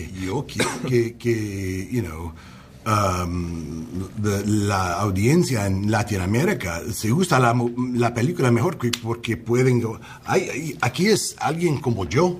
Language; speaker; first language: Spanish; early bilingual, heritage; English